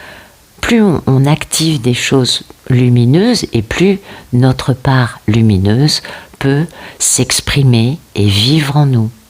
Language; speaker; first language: French; native; French